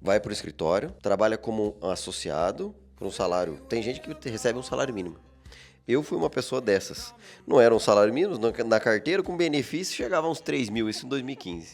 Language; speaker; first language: Portuguese; native; Portuguese